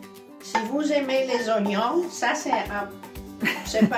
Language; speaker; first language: French; non-native, learner; Italian